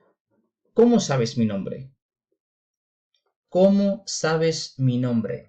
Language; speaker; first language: Spanish; non-native, fluent; Urdu